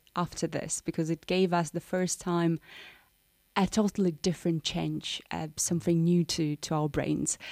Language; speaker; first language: English; non-native, fluent; Romanian